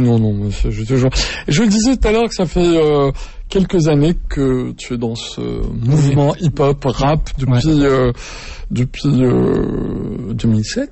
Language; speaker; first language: French; native; French